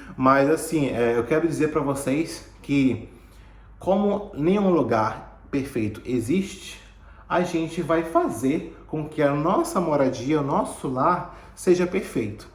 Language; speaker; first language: Portuguese; native; Portuguese